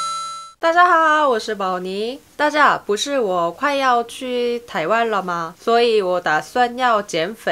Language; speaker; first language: Chinese; non-native, fluent; Korean